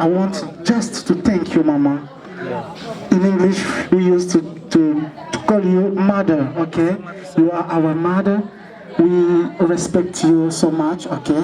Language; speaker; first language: English; non-native, learner; Lingala